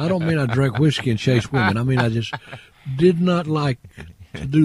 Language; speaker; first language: English; native; English